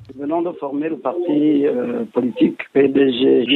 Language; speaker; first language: French; non-native, local second language; Rundi